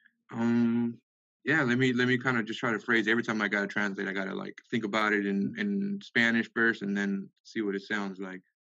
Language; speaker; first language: English; early bilingual, other home language; Spanish